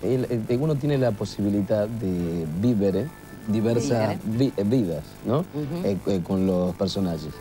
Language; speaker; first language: Italian; non-native, learner; Spanish